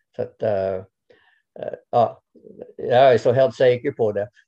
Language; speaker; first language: Swedish; non-native, fluent; English